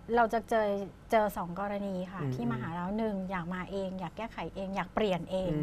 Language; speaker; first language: Thai; native; Thai